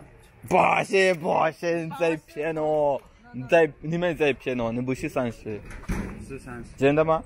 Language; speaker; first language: Chinese; non-native, learner; Rundi